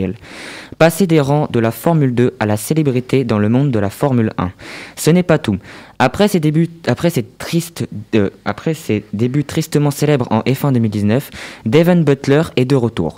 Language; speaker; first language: French; native; French